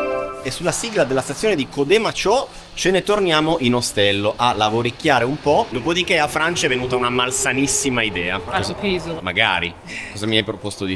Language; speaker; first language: Italian; native; Italian